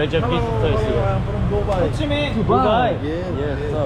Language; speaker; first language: English; non-native, learner; Korean